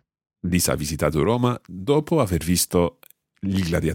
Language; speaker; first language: Italian; non-native, fluent; English